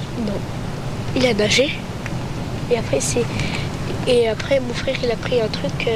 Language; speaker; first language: French; native; French